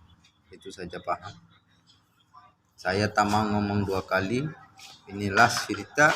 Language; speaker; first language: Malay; non-native, learner; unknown